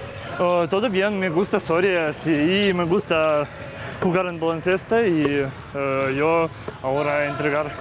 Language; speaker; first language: Spanish; non-native, learner; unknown